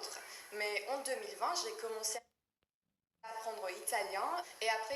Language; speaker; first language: French; non-native, learner; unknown